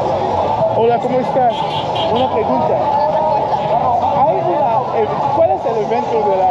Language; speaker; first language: Spanish; non-native, learner; English